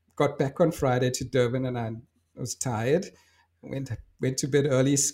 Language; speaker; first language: English; native; English